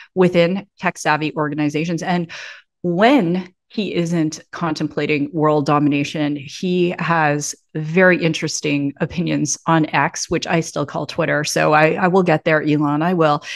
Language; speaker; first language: English; native; English